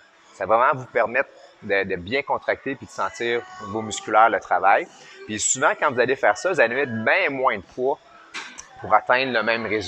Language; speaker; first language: French; native; French